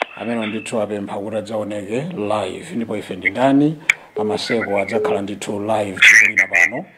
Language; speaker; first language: Nyanja; native; Nyanja